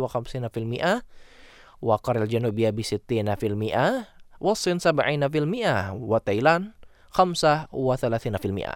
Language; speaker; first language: Arabic; non-native, fluent; Indonesian